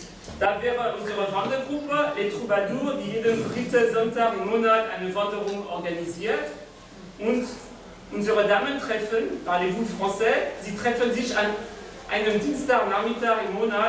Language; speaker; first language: German; non-native, fluent; French